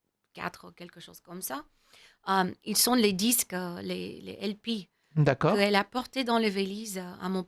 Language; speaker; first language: French; non-native, learner; English